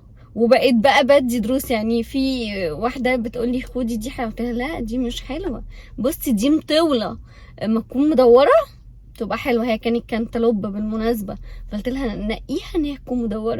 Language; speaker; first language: Arabic; native; Arabic